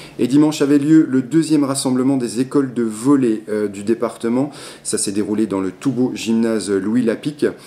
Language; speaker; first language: French; native; French